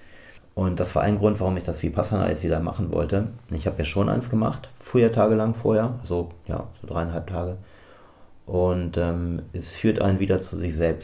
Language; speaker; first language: German; native; German